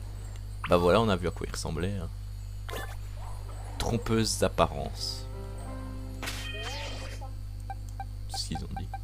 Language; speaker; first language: French; native; French